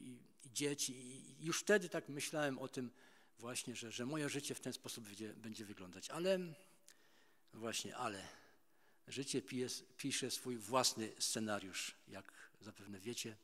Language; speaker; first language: Polish; native; Polish